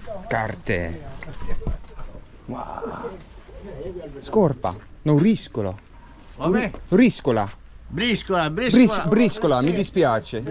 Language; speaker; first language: Italian; non-native, learner; English